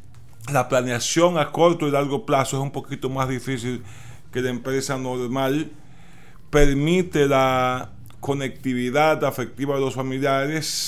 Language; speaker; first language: Spanish; native; Spanish